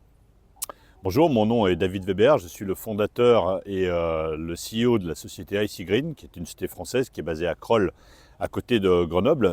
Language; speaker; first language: French; native; French